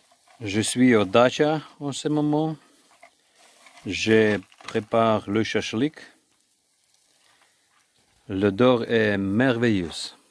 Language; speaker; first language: French; non-native, learner; Ukrainian